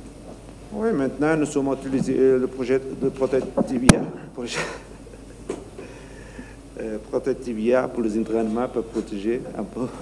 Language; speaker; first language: French; non-native, learner; Portuguese